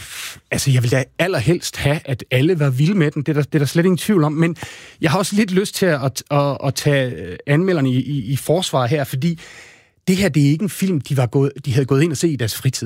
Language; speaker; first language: Danish; native; Danish